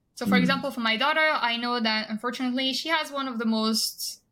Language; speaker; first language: English; non-native, fluent; French